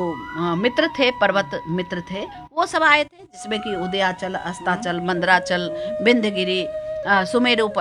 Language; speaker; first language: Hindi; native; Hindi